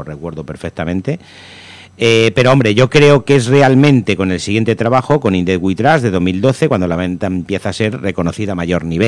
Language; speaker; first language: Spanish; native; Spanish